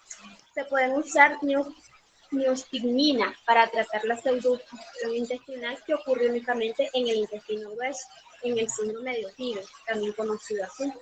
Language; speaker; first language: Spanish; native; Spanish